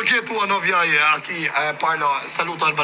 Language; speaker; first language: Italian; non-native, learner; Albanian